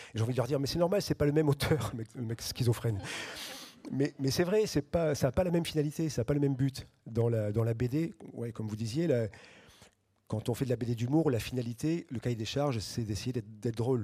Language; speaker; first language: French; native; French